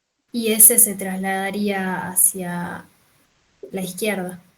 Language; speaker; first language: Spanish; native; Spanish